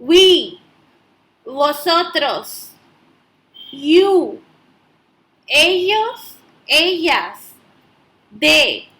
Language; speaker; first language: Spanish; non-native, fluent; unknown